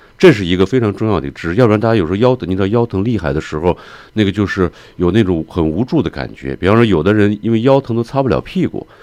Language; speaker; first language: Chinese; native; Chinese